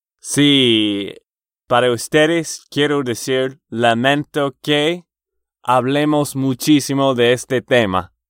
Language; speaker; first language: Spanish; non-native, fluent; English